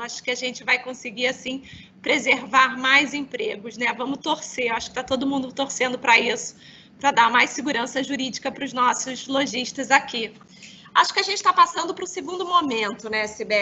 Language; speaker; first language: Portuguese; native; Portuguese